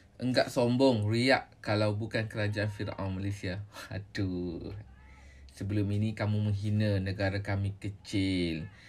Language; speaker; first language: Malay; native; Malay